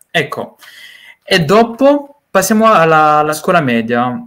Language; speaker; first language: Italian; non-native, learner; Malagasy